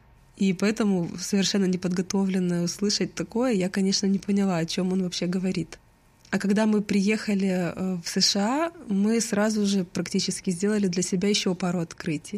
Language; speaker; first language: Russian; native; Russian